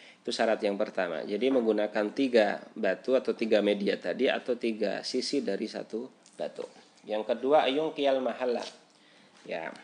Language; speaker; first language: Indonesian; native; Indonesian